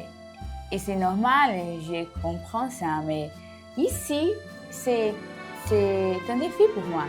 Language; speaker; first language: French; non-native, learner; Portuguese